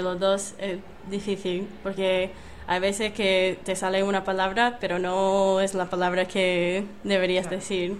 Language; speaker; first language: Spanish; non-native, fluent; English